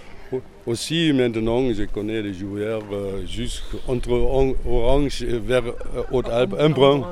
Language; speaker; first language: French; non-native, learner; German